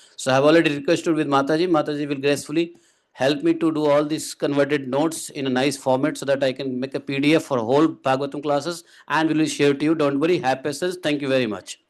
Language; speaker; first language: English; non-native, local second language; Hindi